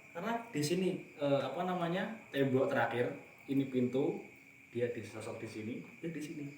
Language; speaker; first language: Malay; non-native, local second language; Javanese